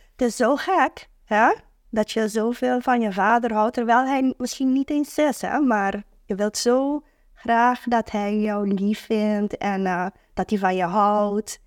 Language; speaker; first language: Dutch; non-native, local second language; Papiamento